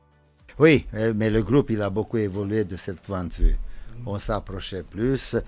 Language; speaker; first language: French; non-native, fluent; Romanian